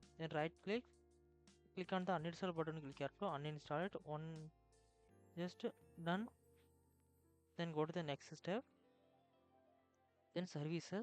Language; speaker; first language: English; non-native, learner; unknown